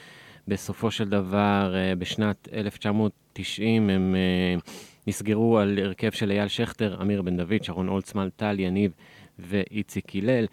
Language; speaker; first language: Hebrew; native; Hebrew